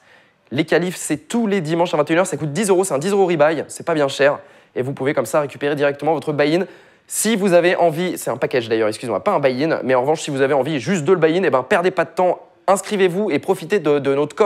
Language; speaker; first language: French; native; French